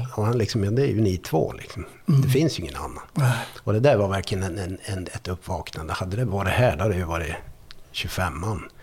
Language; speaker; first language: Swedish; native; Swedish